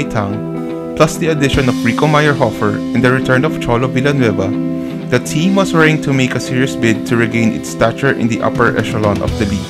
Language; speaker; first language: English; non-native, local second language; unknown